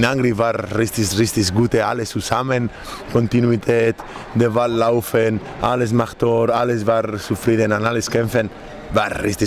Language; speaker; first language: German; non-native, learner; Spanish